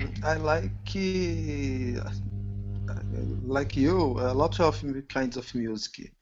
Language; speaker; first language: English; non-native, learner; Portuguese